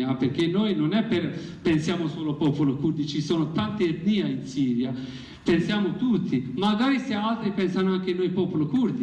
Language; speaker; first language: Italian; non-native, learner; Kurdish